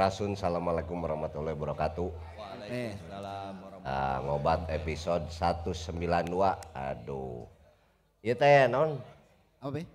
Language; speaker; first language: Indonesian; non-native, local second language; Sundanese